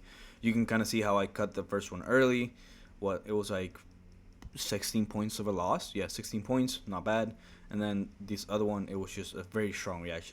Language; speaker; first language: English; early bilingual, other home language; Spanish